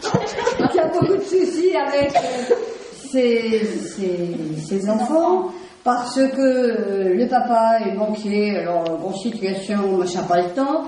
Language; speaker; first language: French; native; French